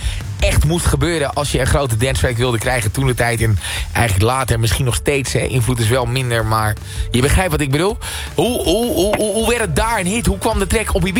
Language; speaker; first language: Dutch; native; Dutch